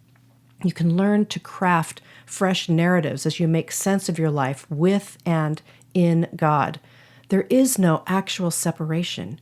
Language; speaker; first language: English; native; English